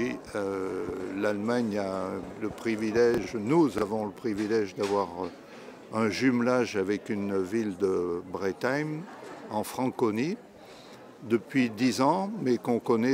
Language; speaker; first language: French; native; French